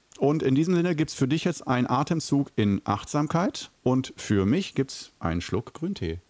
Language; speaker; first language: German; native; German